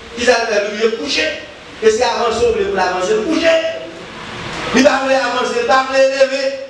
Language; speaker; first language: French; non-native, learner; Haitian Creole